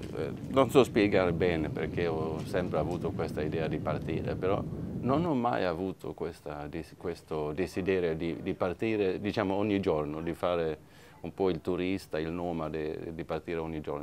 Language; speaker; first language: Italian; non-native, fluent; Swedish